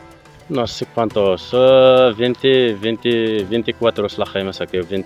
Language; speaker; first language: Spanish; non-native, learner; Central Atlas Tamazight